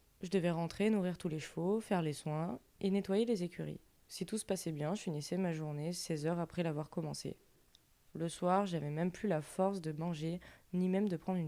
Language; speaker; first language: French; native; French